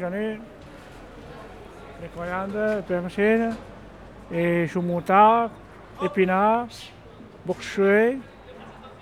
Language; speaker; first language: French; non-native, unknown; Hmong